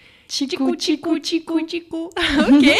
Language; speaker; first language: French; native; French